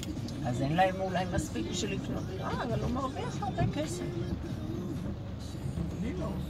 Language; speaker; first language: Hebrew; native; Hebrew